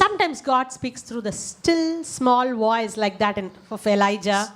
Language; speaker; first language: English; non-native, local second language; Tamil